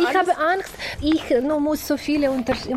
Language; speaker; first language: German; non-native, learner; Ukrainian